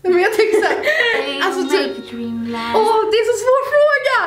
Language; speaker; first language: Swedish; native; Swedish